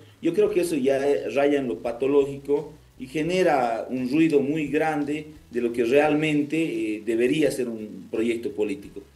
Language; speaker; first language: Spanish; native; Spanish